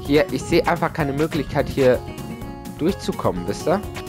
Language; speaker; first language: German; native; German